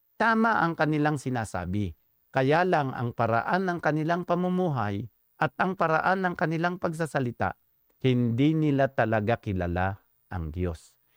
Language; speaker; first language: Filipino; native; Filipino